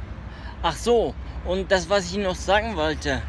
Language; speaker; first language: German; early bilingual, other home language; Turkish